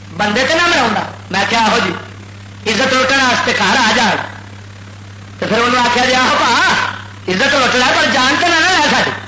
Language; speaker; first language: Urdu; native; Urdu